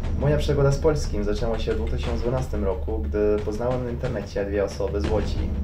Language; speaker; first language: Polish; non-native, fluent; Croatian